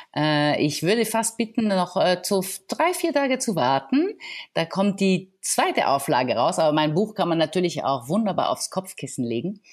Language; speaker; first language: German; non-native, fluent; French